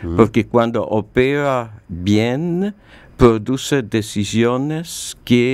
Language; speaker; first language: Spanish; non-native, fluent; Polish